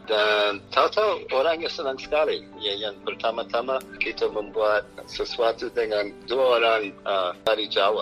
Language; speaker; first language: Indonesian; non-native, fluent; English